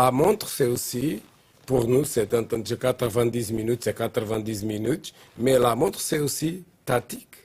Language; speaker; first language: French; non-native, learner; Portuguese